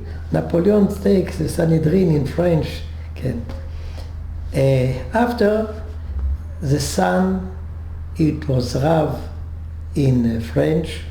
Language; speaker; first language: English; non-native, learner; French